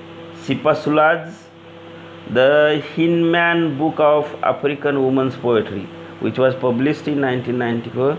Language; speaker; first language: English; non-native, local second language; Marathi